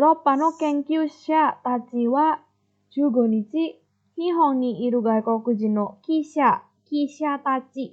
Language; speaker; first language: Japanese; non-native, fluent; Indonesian